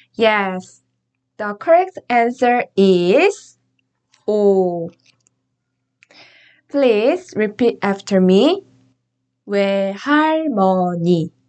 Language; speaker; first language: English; non-native, fluent; Korean